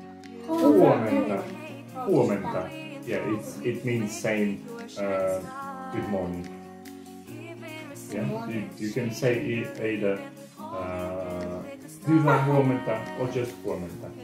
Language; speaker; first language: English; non-native, fluent; Russian